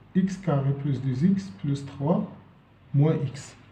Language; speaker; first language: French; non-native, local second language; Arabic